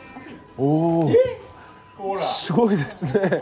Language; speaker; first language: Japanese; non-native, learner; Korean